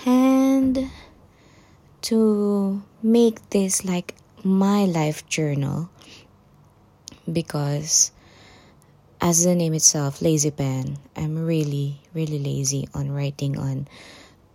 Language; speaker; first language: English; non-native, local second language; Cebuano